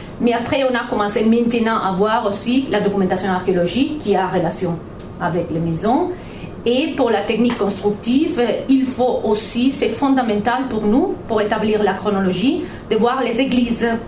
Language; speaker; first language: French; non-native, fluent; Spanish